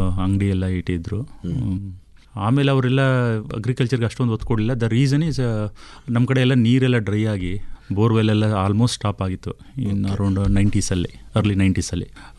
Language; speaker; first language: Kannada; native; Kannada